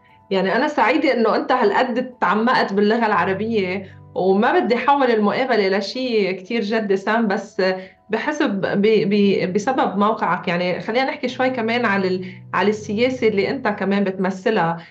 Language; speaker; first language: Arabic; native; Arabic